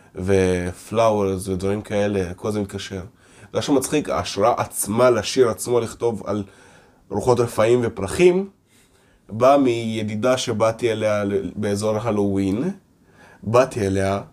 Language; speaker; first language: Hebrew; non-native, local second language; Russian